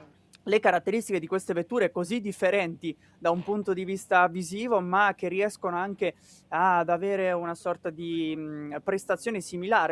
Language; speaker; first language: Italian; native; Italian